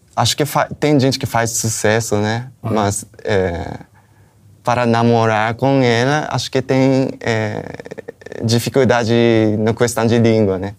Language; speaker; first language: Portuguese; non-native, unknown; Japanese